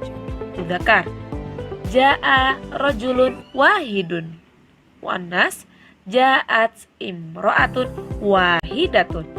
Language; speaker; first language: Arabic; non-native, learner; Indonesian